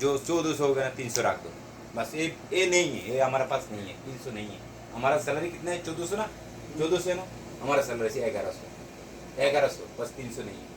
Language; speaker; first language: Hindi; non-native, learner; Bangla